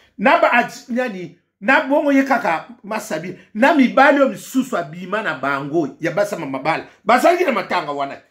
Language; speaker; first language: Lingala; native; Lingala